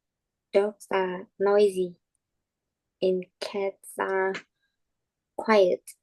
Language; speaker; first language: English; non-native, learner; Vietnamese